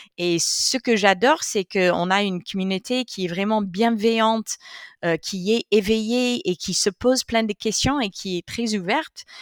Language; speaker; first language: French; non-native, fluent; English